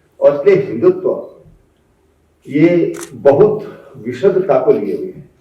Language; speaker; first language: Hindi; native; Hindi